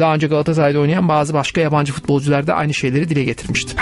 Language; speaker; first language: Turkish; native; Turkish